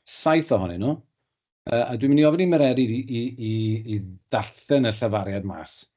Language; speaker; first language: Welsh; native; Welsh